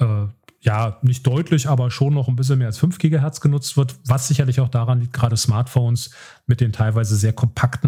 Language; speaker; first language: German; native; German